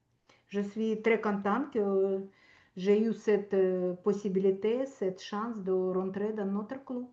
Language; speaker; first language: French; non-native, fluent; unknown